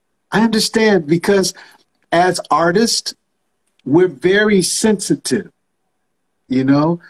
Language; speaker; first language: English; native; English